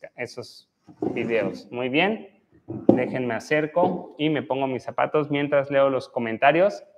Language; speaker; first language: Spanish; native; Spanish